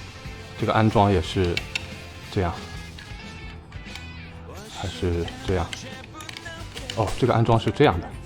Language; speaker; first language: Chinese; native; Chinese